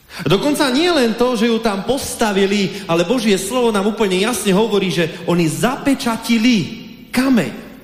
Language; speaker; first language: Slovak; native; Slovak